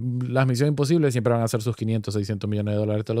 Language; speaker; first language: Spanish; native; Spanish